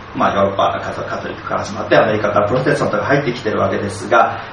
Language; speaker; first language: Japanese; native; Japanese